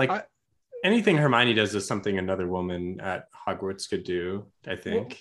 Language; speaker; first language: English; native; English